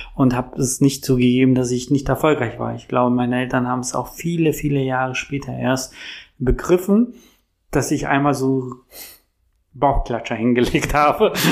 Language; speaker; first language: German; native; German